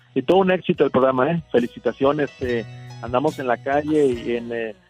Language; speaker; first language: Spanish; native; Spanish